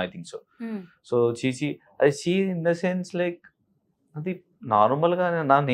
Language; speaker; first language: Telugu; non-native, local second language; Urdu